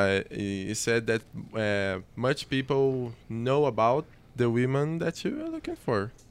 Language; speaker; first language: English; non-native, fluent; Portuguese